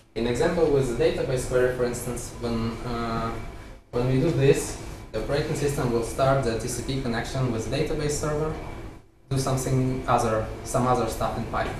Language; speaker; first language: English; non-native, fluent; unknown